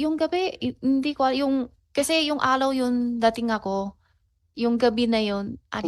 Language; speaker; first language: Filipino; non-native, learner; Chinese